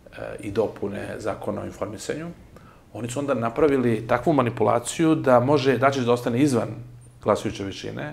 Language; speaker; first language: Serbian; native; Serbian